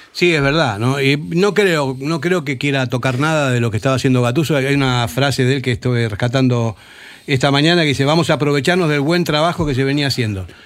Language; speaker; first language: Spanish; native; Spanish